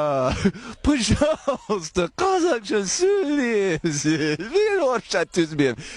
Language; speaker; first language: Kazakh; non-native, learner; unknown